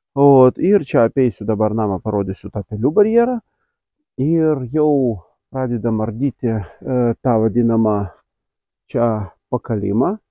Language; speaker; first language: Lithuanian; non-native, local second language; Russian